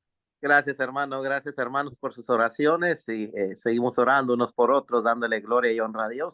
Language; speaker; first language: Spanish; native; Spanish